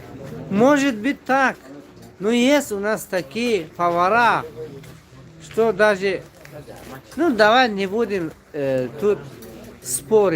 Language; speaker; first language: Russian; non-native, fluent; Tajik